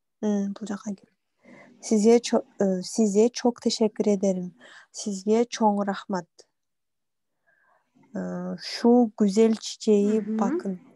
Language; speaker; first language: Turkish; non-native, learner; Kyrgyz